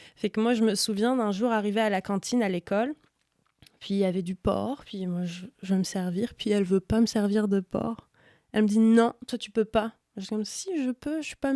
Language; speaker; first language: French; native; French